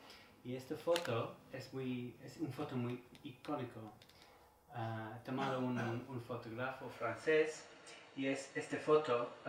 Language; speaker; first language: Spanish; non-native, learner; English